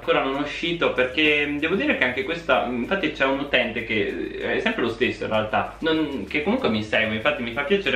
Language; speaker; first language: Italian; native; Italian